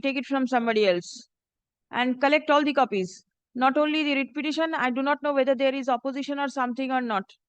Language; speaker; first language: English; non-native, local second language; Bangla